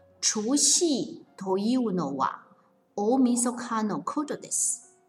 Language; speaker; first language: Japanese; non-native, fluent; Chinese